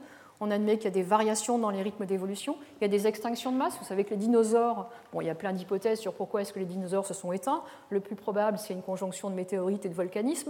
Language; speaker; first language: French; native; French